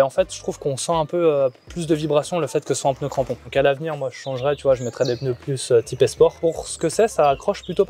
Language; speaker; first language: French; native; French